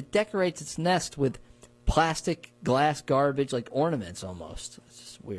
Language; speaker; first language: English; native; English